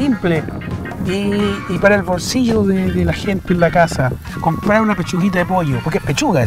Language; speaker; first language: Spanish; native; Spanish